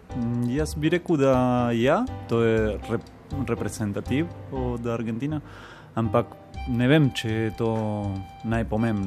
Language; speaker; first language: Slovenian; non-native, learner; Spanish